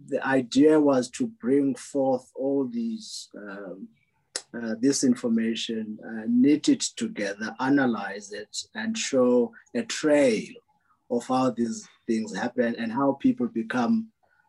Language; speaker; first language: English; non-native, local second language; Xhosa